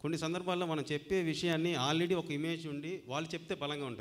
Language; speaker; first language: Telugu; native; Telugu